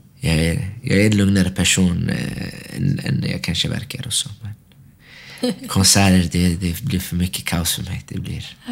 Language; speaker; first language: Swedish; early bilingual, other home language; Arabic